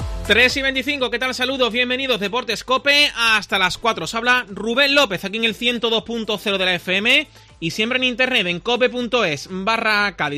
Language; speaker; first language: Spanish; native; Spanish